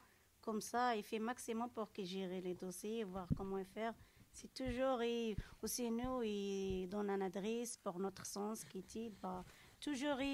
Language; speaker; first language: French; non-native, local second language; Arabic